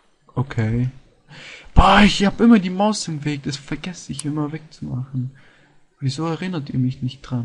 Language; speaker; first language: German; native; German